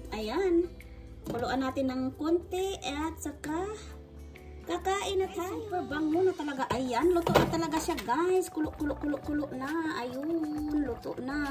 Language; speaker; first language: Filipino; non-native, local second language; Cebuano